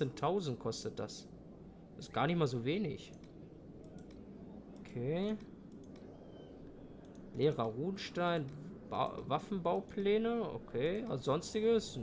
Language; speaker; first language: German; native; German